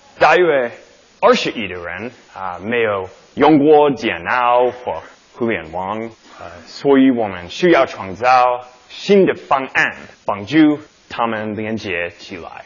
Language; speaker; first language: Chinese; non-native, learner; English